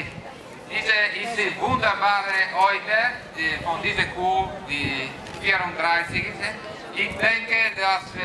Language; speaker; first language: German; non-native, learner; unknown